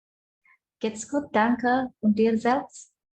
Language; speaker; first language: German; non-native, fluent; Indonesian